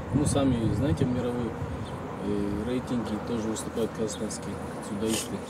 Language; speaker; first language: Russian; non-native, local second language; Kazakh